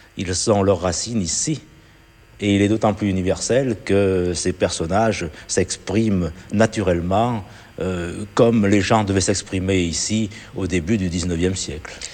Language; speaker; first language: French; native; French